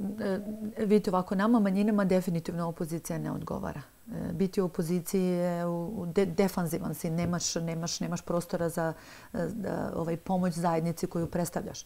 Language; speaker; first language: Serbian; native; Serbian